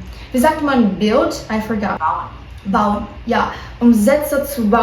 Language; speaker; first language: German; non-native, learner; Portuguese